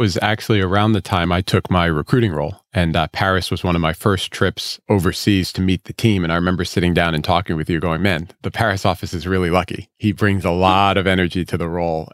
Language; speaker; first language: English; native; English